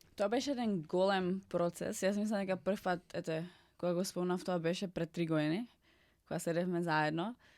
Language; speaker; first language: Macedonian; non-native, fluent; Czech